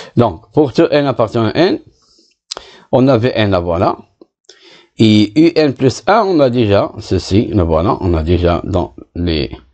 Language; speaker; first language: French; non-native, local second language; Arabic